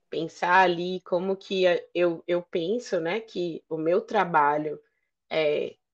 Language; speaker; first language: Portuguese; native; Portuguese